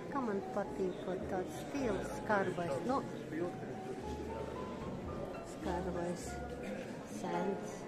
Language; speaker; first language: Latvian; non-native, local second language; Russian